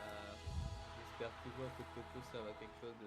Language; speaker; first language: French; native; French